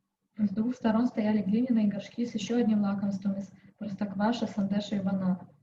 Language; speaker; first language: Russian; native; Russian